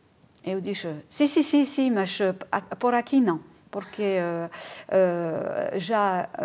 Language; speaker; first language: Portuguese; non-native, fluent; French